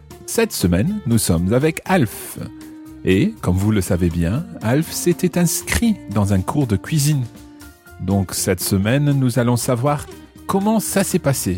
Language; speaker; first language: French; non-native, fluent; English